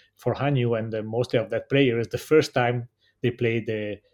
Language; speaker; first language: English; non-native, learner; Italian